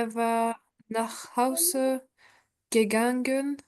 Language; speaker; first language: German; non-native, learner; French